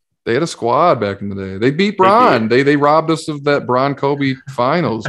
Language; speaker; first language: English; native; English